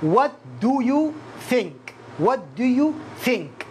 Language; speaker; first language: English; non-native, fluent; Arabic